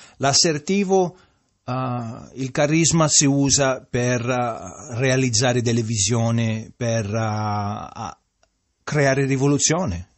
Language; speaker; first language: Italian; non-native, fluent; English